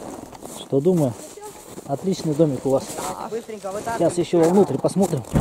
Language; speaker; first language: Russian; native; Russian